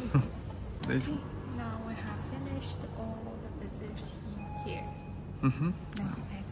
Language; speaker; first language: English; non-native, learner; Chinese